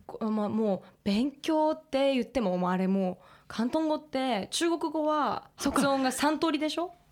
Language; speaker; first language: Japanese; native; Japanese